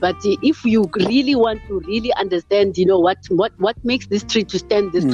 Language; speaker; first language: English; non-native, local second language; Xhosa